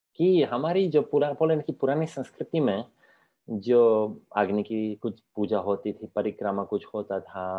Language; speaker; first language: Hindi; non-native, fluent; Polish